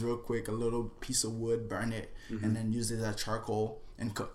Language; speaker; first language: English; non-native, fluent; Haitian Creole